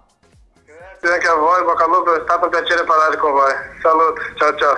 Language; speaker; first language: Italian; non-native, fluent; Portuguese